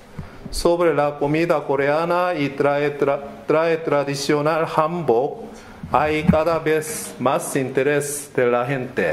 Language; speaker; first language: Spanish; non-native, learner; Korean